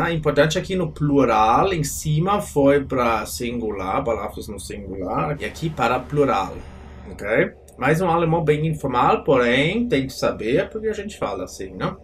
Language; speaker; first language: Portuguese; non-native, fluent; German